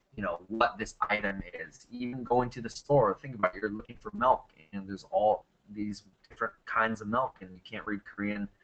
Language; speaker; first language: English; native; English